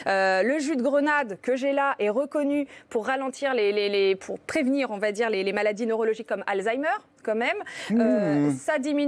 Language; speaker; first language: French; native; French